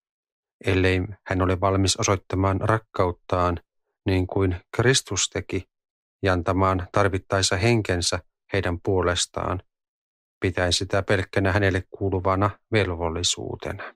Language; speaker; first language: Finnish; native; Finnish